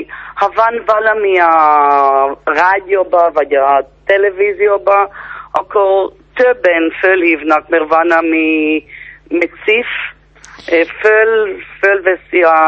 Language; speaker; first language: Hungarian; early bilingual, heritage; Hebrew